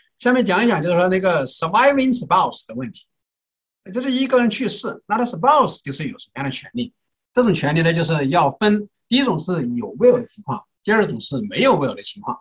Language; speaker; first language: Chinese; native; Chinese